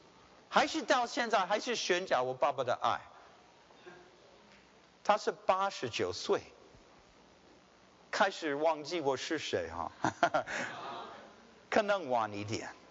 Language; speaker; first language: Chinese; early bilingual, heritage; Chinese